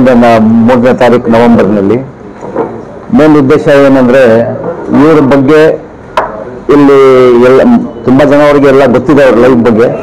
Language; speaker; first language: Kannada; non-native, local second language; Urdu